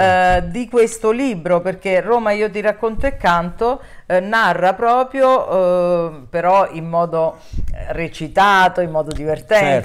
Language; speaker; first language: Italian; native; Italian